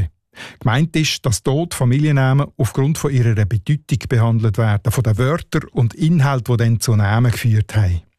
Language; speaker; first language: German; native; German